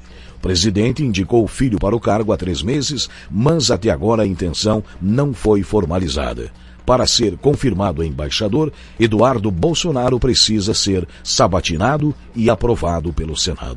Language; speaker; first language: Portuguese; native; Portuguese